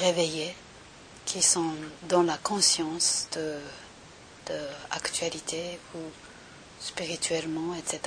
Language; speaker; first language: French; non-native, learner; Japanese